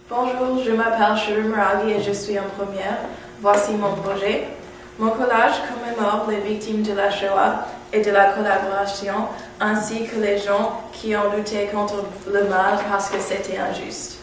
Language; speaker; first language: French; non-native, learner; English